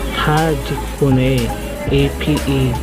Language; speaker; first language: Korean; non-native, learner; Cebuano